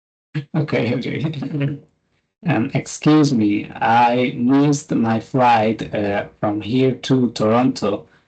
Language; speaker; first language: English; non-native, fluent; Spanish